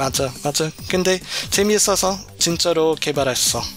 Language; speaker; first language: Korean; non-native, learner; English